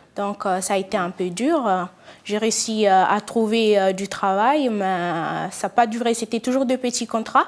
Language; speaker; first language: French; non-native, fluent; Italian